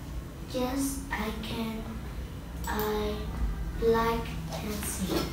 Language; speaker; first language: English; non-native, learner; Vietnamese